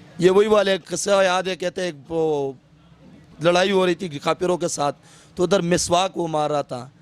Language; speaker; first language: Urdu; non-native, local second language; Pashto